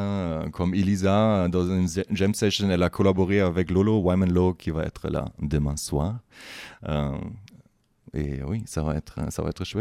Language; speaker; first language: French; non-native, fluent; German